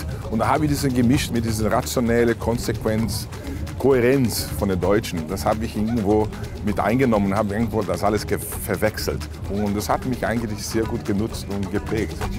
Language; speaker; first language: German; non-native, fluent; Portuguese